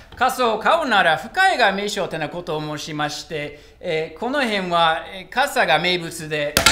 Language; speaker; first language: Japanese; non-native, fluent; English